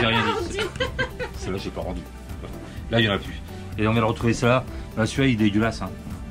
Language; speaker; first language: French; native; French